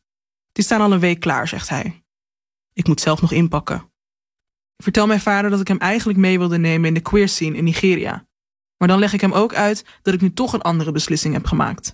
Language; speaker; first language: Dutch; native; Dutch